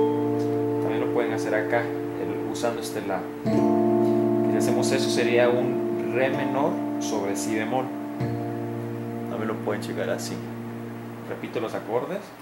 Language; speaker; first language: Spanish; native; Spanish